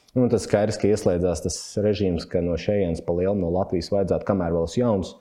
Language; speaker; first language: Latvian; native; Latvian